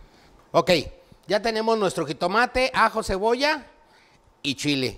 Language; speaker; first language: Spanish; native; Spanish